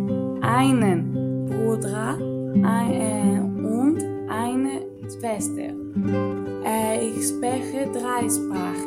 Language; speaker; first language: German; non-native, learner; Greek